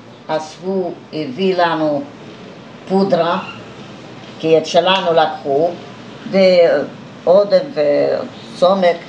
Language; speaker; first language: Hebrew; non-native, fluent; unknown